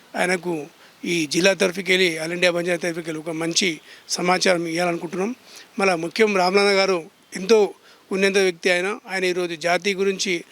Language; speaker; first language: Telugu; non-native, local second language; Lambadi